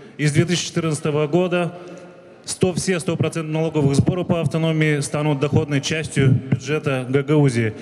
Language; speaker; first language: Russian; non-native, local second language; Gagauz